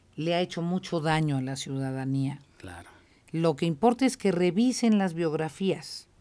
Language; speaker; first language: Spanish; native; Spanish